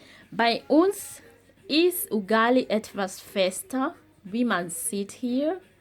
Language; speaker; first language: German; non-native, fluent; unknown